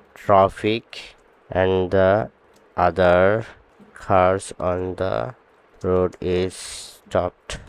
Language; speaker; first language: English; non-native, local second language; Bangla